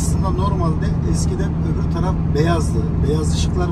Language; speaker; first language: Turkish; native; Turkish